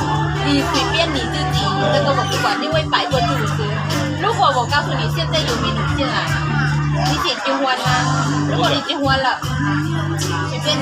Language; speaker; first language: Chinese; non-native, learner; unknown